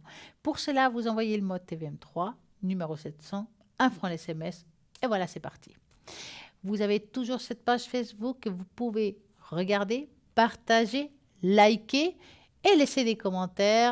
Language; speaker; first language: French; native; French